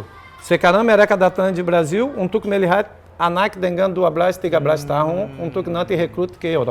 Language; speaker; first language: Indonesian; non-native, fluent; Portuguese